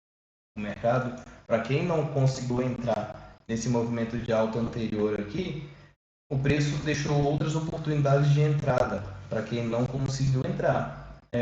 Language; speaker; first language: Portuguese; native; Portuguese